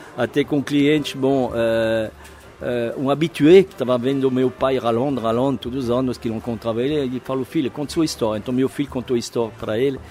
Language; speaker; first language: Portuguese; non-native, fluent; French